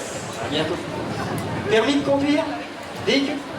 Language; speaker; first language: French; native; French